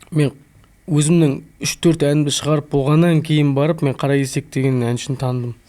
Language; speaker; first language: Kazakh; native; Kazakh